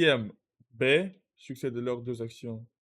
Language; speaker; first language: French; non-native, learner; Russian